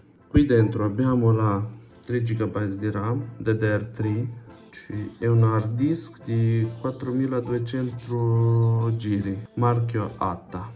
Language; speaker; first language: Italian; non-native, fluent; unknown